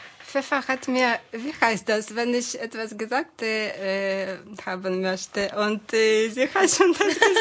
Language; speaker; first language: German; non-native, learner; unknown